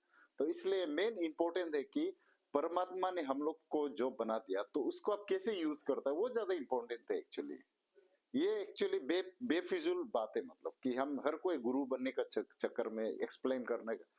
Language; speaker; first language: Hindi; non-native, local second language; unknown